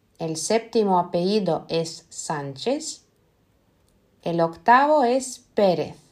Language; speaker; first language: Spanish; non-native, fluent; Lithuanian